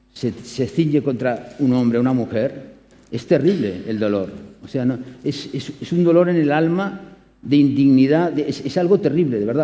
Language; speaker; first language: Spanish; native; Spanish